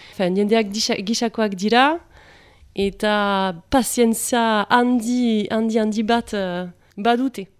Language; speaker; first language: Basque; non-native, local second language; French